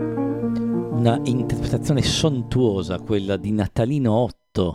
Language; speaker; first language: Italian; native; Italian